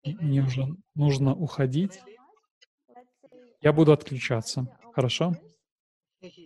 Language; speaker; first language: Russian; non-native, learner; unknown